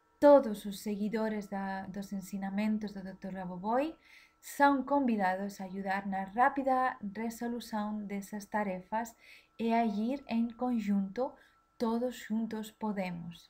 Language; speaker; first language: Portuguese; non-native, learner; Spanish